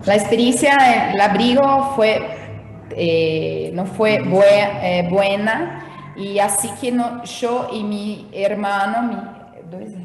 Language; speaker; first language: Spanish; non-native, fluent; Portuguese